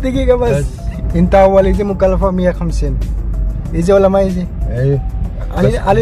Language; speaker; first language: Arabic; non-native, learner; Bangla